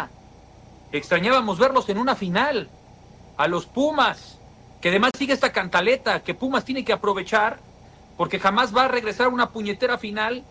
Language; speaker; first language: Spanish; native; Spanish